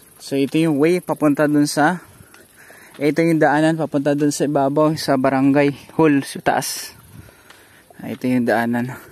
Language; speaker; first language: Filipino; non-native, local second language; Hiligaynon